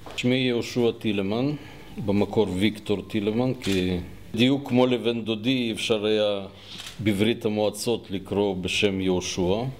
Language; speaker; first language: Hebrew; early bilingual, other home language; Russian